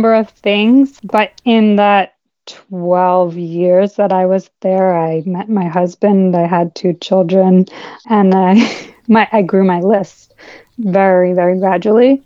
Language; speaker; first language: English; native; English